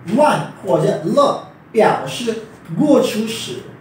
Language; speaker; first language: Chinese; non-native, fluent; Urdu